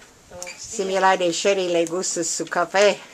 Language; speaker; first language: Spanish; non-native, learner; English